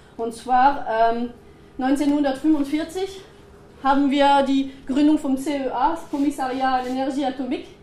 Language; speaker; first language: German; non-native, fluent; French